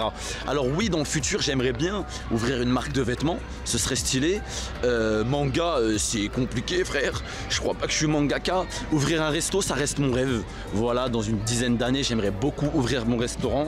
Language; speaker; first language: French; native; French